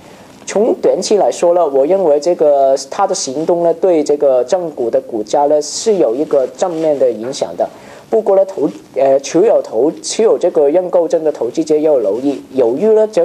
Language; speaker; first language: Chinese; non-native, local second language; Cantonese